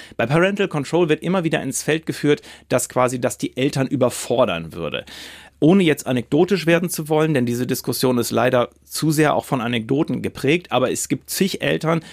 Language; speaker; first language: German; native; German